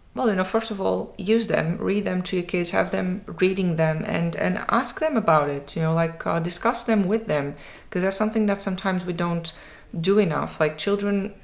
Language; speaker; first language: English; non-native, fluent; Portuguese